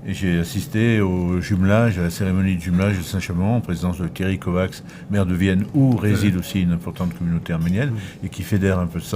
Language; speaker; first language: French; native; French